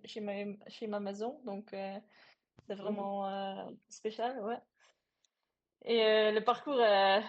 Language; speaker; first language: French; non-native, learner; Dutch